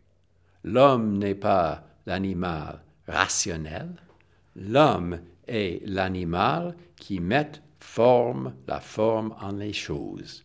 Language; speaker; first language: French; non-native, fluent; English